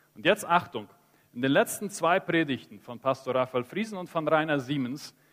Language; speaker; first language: German; early bilingual, heritage; Spanish